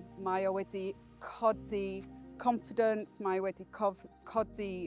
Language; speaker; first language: Welsh; non-native, learner; English